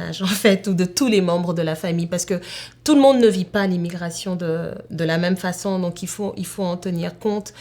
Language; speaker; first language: French; native; French